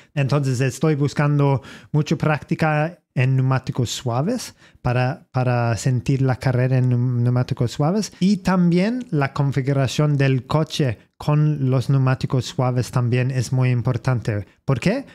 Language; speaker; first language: Spanish; non-native, learner; English